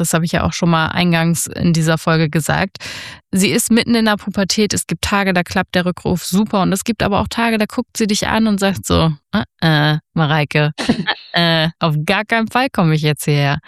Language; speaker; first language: German; native; German